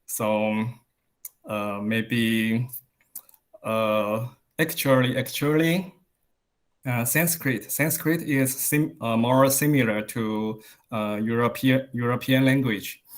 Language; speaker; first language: English; non-native, learner; Chinese